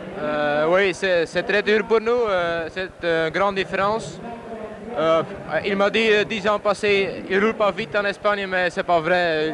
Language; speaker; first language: French; non-native, learner; Dutch